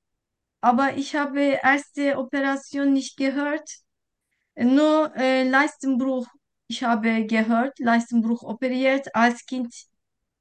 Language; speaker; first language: German; non-native, learner; Turkish